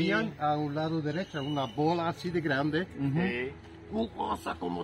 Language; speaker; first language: Spanish; non-native, fluent; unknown